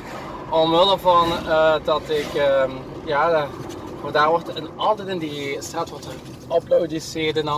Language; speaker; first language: Dutch; native; Dutch